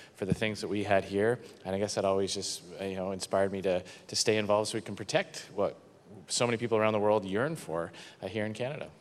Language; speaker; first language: English; native; English